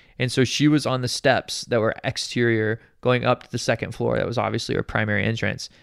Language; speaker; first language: English; native; English